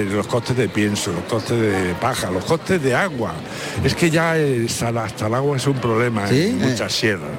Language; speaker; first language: Spanish; native; Spanish